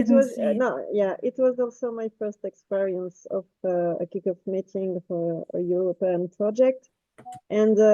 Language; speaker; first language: English; non-native, fluent; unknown